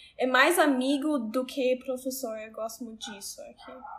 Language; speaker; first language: Portuguese; non-native, learner; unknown